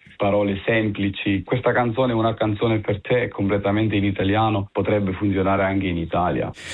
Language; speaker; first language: Italian; early bilingual, heritage; Italian